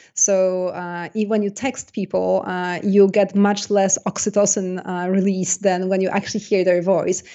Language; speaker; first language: English; non-native, fluent; Polish